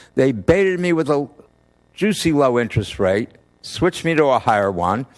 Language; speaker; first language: English; native; English